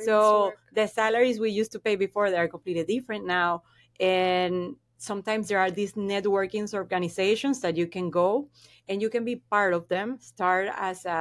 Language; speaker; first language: English; non-native, fluent; Spanish